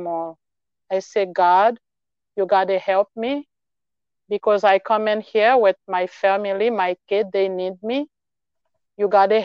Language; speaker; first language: English; non-native, learner; Haitian Creole